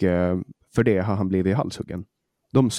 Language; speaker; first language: Swedish; native; Swedish